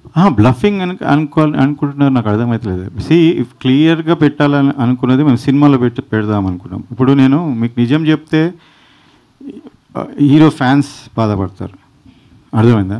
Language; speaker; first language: Telugu; native; Telugu